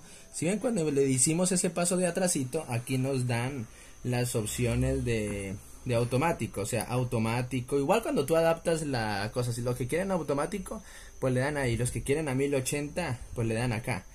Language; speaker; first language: Spanish; native; Spanish